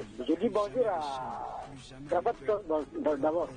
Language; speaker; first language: French; non-native, learner; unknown